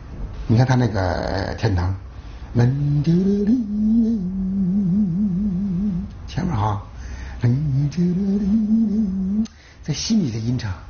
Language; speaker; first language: Chinese; native; Chinese